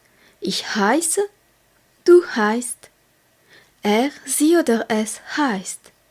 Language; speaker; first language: German; non-native, fluent; French